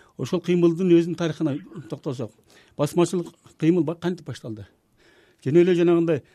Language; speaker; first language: Kyrgyz; native; Kyrgyz